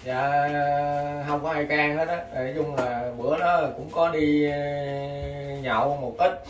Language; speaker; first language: Vietnamese; native; Vietnamese